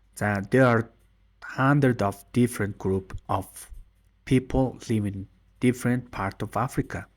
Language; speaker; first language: English; non-native, learner; Mongolian